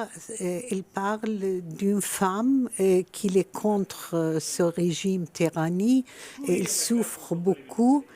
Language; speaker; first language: French; non-native, fluent; Arabic